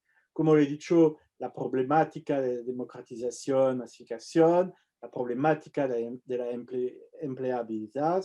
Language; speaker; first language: Spanish; non-native, fluent; French